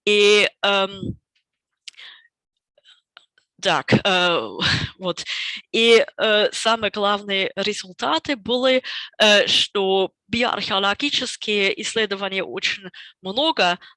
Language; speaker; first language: Russian; non-native, fluent; German